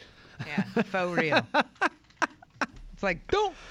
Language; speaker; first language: English; native; English